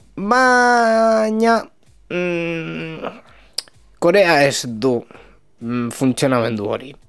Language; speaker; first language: Basque; non-native, local second language; Spanish